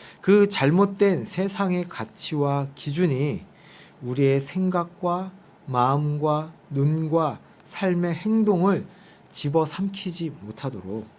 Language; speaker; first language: Korean; native; Korean